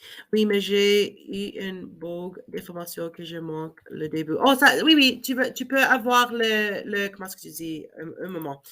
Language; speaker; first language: French; non-native, learner; English